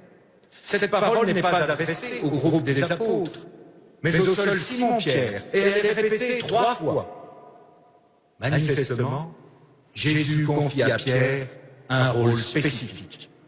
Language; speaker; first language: French; native; French